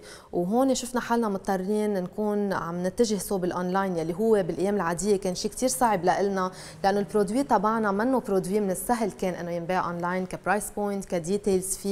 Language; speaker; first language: Arabic; native; Arabic